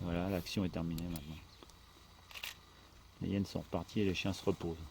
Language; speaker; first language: French; native; French